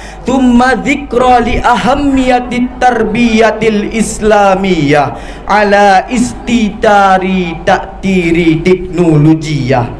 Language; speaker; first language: Arabic; non-native, learner; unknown